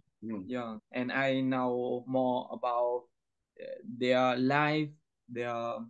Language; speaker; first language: English; non-native, learner; Vietnamese